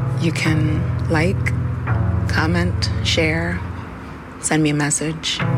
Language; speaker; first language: English; native; English